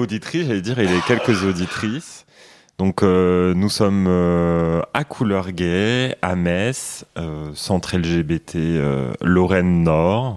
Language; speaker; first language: French; native; French